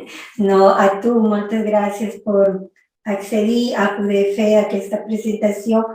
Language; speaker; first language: Catalan; non-native, fluent; Spanish